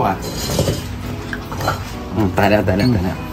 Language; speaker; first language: Chinese; native; Chinese